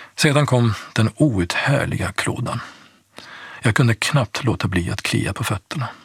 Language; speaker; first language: Swedish; early bilingual, other home language; Persian